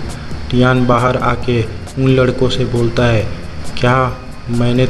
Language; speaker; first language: Hindi; native; Hindi